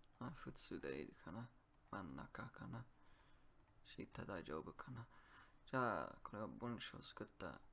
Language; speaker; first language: Japanese; non-native, learner; Polish